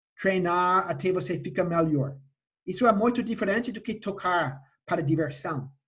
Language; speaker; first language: Portuguese; non-native, fluent; English